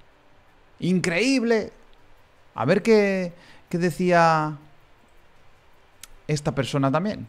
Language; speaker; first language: Spanish; native; Spanish